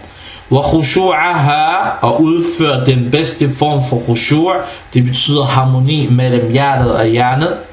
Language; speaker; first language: Danish; early bilingual, other home language; Arabic